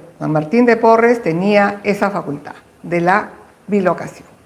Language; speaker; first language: Spanish; native; Spanish